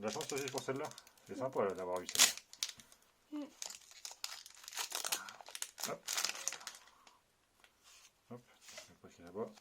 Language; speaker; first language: French; native; French